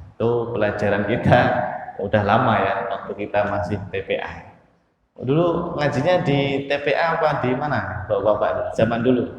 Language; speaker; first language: Indonesian; native; Indonesian